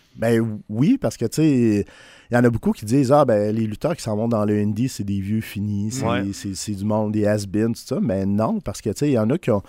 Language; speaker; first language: French; native; French